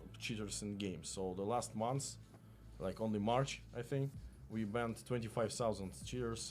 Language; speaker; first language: English; non-native, fluent; Russian